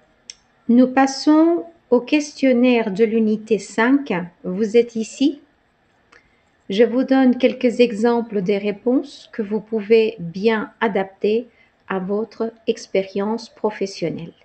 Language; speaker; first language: French; non-native, fluent; Spanish